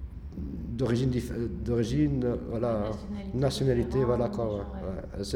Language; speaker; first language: French; early bilingual, other home language; Arabic